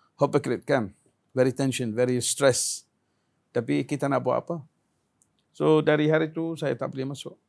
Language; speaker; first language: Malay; non-native, fluent; Arabic